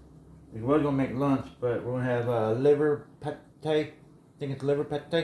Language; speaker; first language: English; native; English